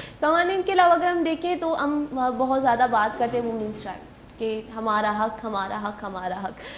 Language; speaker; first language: Urdu; non-native, local second language; Baluchi